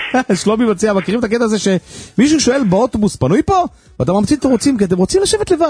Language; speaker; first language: Hebrew; native; Hebrew